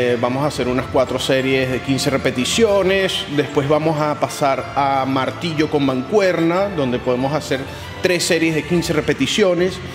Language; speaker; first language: Spanish; native; Spanish